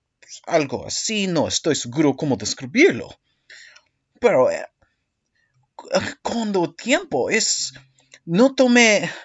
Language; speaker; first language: Spanish; non-native, learner; English